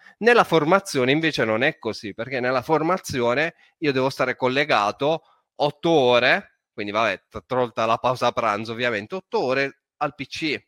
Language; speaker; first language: Italian; native; Italian